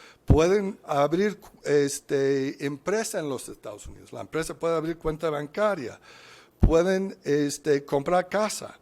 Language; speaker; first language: Spanish; non-native, fluent; English